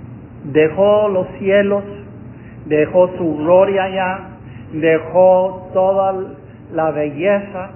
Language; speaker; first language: Spanish; non-native, fluent; English